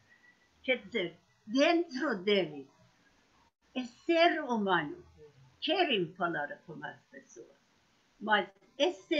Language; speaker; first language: Portuguese; non-native, learner; Persian